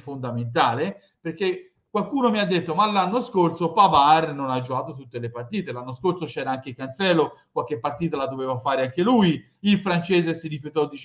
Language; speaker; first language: Italian; native; Italian